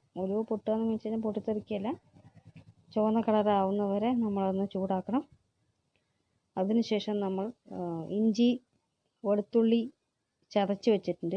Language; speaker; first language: Malayalam; native; Malayalam